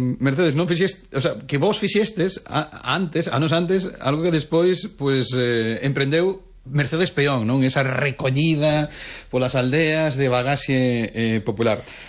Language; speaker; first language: Galician; native; Galician